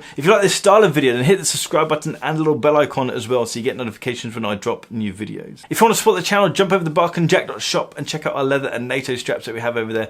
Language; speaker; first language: English; native; English